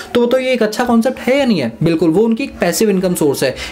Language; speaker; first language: Hindi; native; Hindi